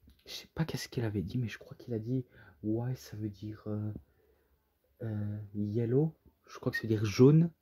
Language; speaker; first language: French; native; French